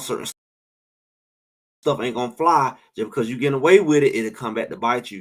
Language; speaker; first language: English; native; English